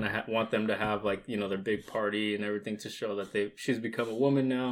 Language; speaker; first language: English; early bilingual, other home language; Spanish